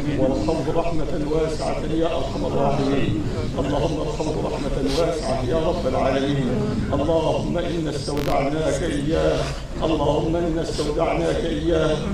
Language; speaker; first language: Arabic; non-native, fluent; Indonesian